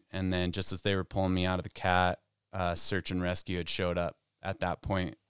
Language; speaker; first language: English; native; English